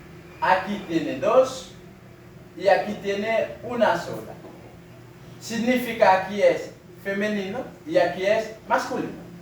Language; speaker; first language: Spanish; non-native, fluent; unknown